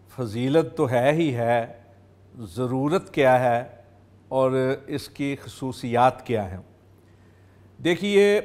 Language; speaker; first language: Urdu; non-native, local second language; Punjabi